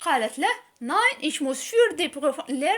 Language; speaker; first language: German; non-native, learner; Arabic